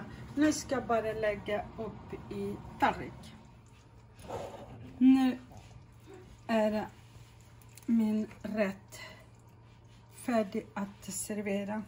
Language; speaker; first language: Swedish; non-native, fluent; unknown